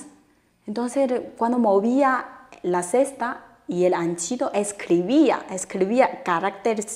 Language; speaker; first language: Spanish; non-native, fluent; Chinese